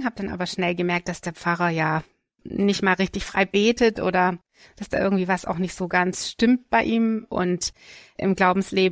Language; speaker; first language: German; native; German